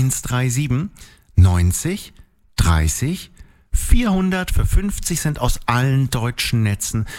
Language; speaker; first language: German; native; German